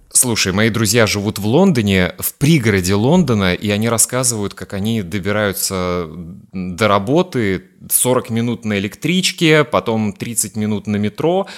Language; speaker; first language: Russian; native; Russian